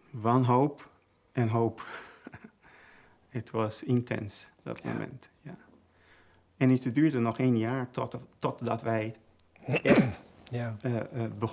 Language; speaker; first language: Dutch; non-native, fluent; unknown